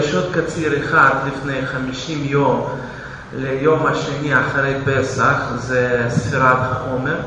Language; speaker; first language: Hebrew; non-native, fluent; Russian